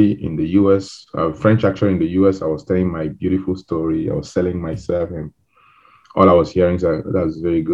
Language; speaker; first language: English; non-native, local second language; French